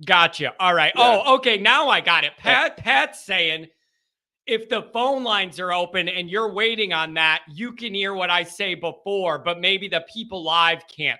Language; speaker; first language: English; native; English